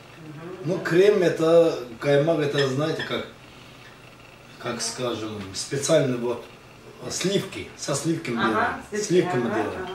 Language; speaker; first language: Russian; non-native, learner; Azerbaijani